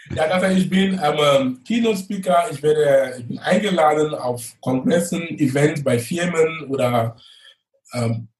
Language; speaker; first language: German; non-native, fluent; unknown